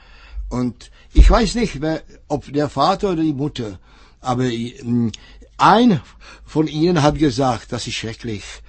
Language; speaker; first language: German; non-native, fluent; Czech